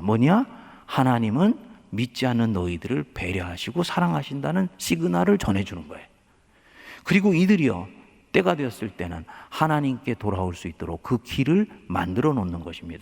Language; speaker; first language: Korean; native; Korean